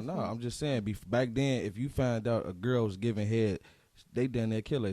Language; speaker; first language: English; native; English